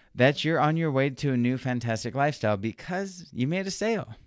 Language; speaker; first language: English; native; English